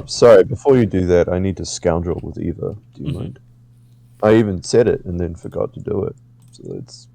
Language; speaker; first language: English; native; English